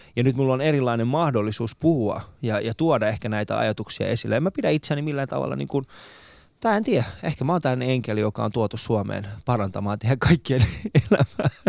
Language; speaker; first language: Finnish; early bilingual, other home language; Persian